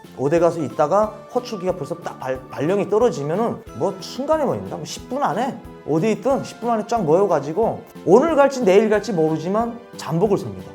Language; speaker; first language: Korean; native; Korean